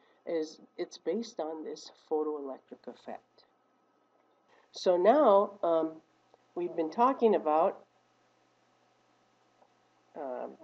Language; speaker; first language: English; native; English